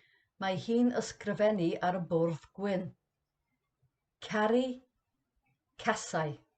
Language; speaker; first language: Welsh; non-native, learner; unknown